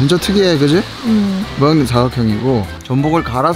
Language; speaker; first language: Korean; native; Korean